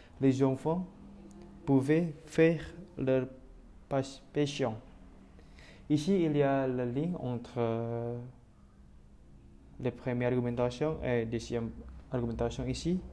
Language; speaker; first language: French; non-native, learner; Indonesian